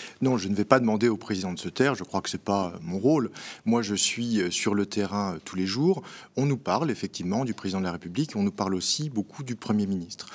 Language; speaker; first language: French; native; French